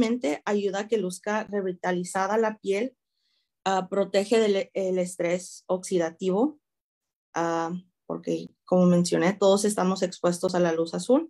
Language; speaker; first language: Spanish; early bilingual, heritage; Spanish